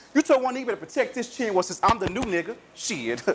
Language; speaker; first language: English; native; English